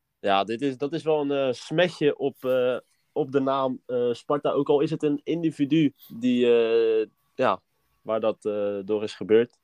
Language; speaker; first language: Dutch; native; Dutch